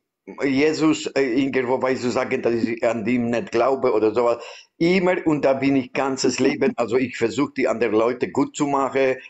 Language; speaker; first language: German; non-native, learner; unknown